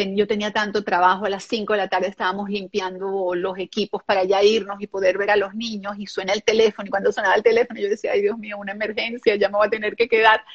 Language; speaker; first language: Spanish; non-native, local second language; German